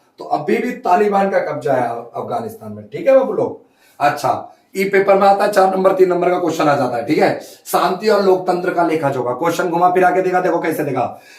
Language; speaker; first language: Hindi; native; Hindi